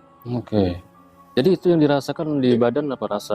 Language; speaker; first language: Indonesian; native; Indonesian